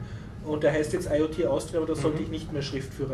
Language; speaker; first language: German; native; German